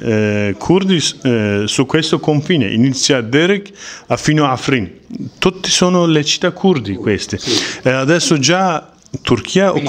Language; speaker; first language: Italian; non-native, learner; Kurdish